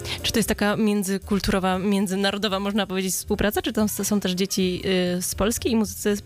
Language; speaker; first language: Polish; native; Polish